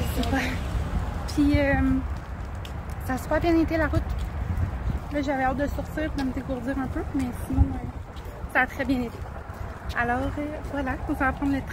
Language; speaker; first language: French; native; French